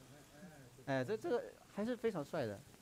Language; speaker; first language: Chinese; native; Chinese